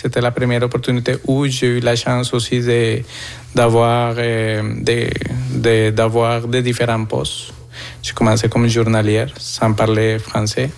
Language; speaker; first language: French; non-native, fluent; Spanish